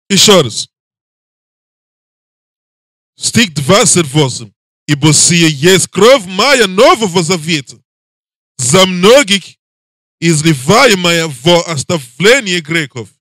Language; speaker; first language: Russian; non-native, learner; English